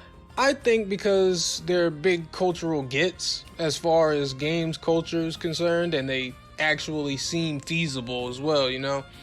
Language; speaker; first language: English; native; English